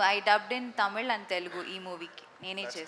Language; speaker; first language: Telugu; non-native, fluent; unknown